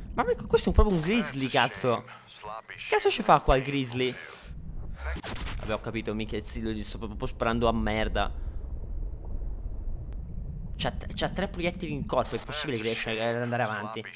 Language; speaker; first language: Italian; native; Italian